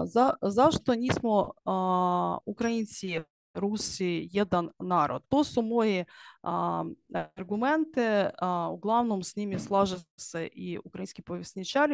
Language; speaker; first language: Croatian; non-native, learner; Ukrainian